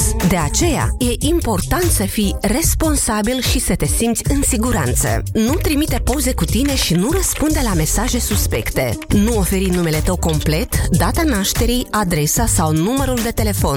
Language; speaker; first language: Romanian; native; Romanian